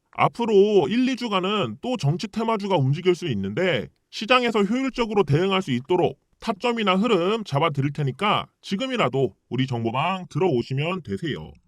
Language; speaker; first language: Korean; early bilingual, heritage; Korean